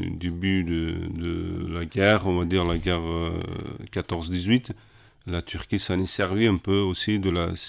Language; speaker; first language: French; non-native, fluent; Kurdish